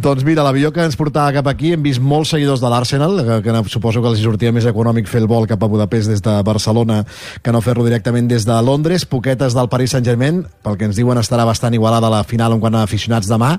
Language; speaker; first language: Catalan; native; Catalan